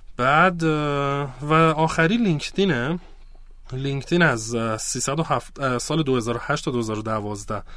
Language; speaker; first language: Persian; native; Persian